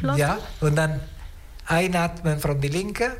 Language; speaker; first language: German; non-native, learner; Italian